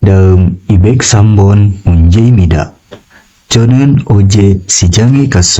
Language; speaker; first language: Korean; non-native, fluent; Indonesian